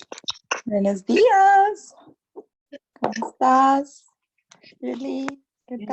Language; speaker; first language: Spanish; non-native, fluent; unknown